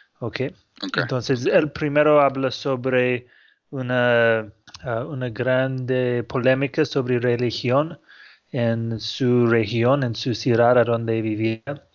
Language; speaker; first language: Spanish; non-native, fluent; English